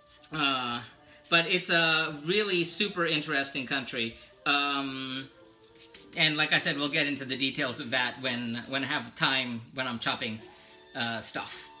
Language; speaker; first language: English; native; English